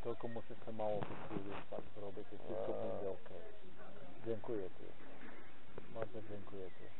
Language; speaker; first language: Polish; non-native, learner; Ukrainian